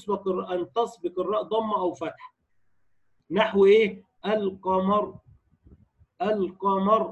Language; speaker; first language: Arabic; native; Arabic